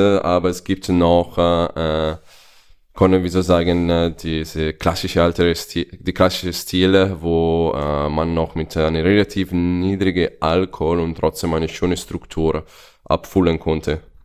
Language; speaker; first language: German; non-native, fluent; Italian